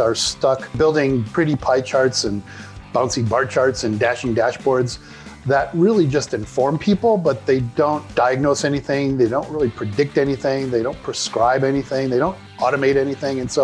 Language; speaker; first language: English; native; English